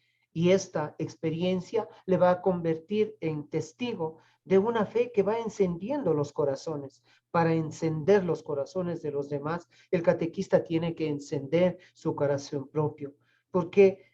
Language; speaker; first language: Spanish; native; Spanish